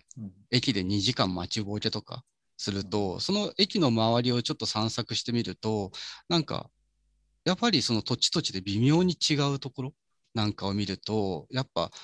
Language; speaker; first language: Japanese; native; Japanese